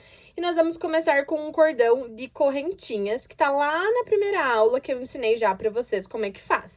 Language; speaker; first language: Portuguese; native; Portuguese